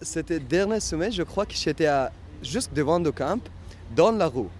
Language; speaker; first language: French; non-native, learner; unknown